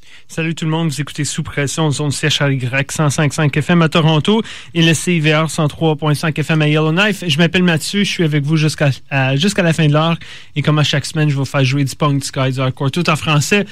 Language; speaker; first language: French; native; French